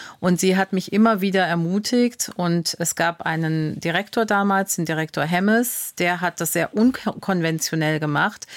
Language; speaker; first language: German; native; German